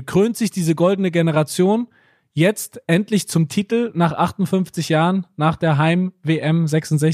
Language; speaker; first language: German; native; German